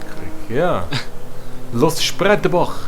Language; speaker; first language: German; native; German